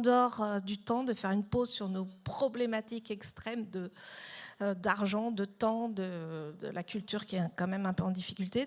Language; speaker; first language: French; native; French